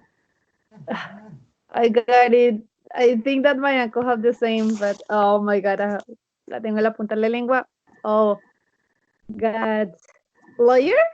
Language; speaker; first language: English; non-native, learner; Spanish